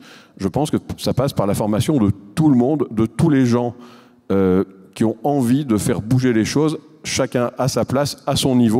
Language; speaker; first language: French; native; French